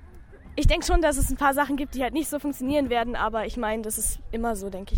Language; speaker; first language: German; native; German